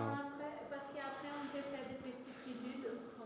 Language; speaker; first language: French; non-native, fluent; Portuguese